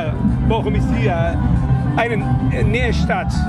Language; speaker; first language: German; non-native, learner; Turkish